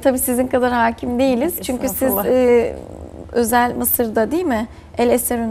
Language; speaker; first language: Turkish; native; Turkish